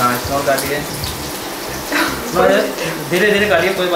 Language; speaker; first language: English; non-native, learner; Hindi